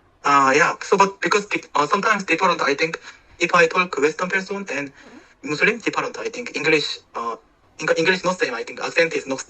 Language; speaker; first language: English; non-native, learner; Korean